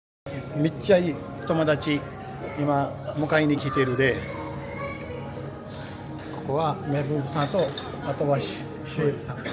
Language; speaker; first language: Japanese; non-native, fluent; Urdu